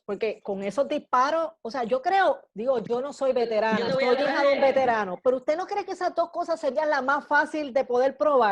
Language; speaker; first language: Spanish; native; Spanish